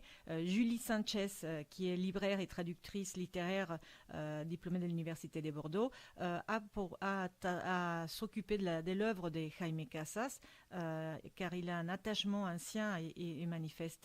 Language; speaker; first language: French; non-native, fluent; Spanish